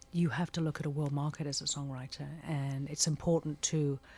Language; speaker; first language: English; native; English